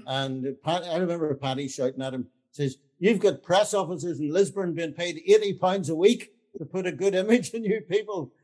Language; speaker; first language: English; native; English